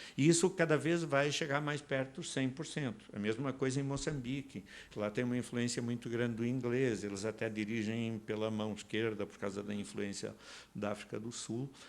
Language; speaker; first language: Portuguese; native; Portuguese